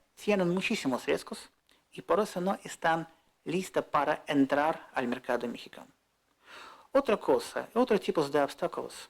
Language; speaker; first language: Spanish; non-native, fluent; Russian